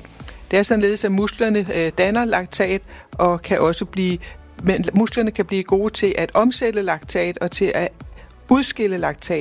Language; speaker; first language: Danish; native; Danish